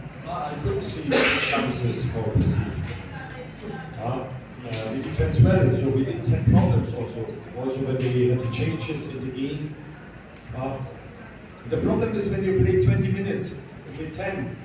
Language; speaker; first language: English; non-native, fluent; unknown